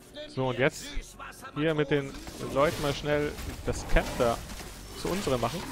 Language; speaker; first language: German; native; German